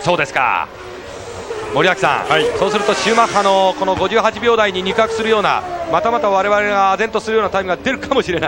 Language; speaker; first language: Japanese; native; Japanese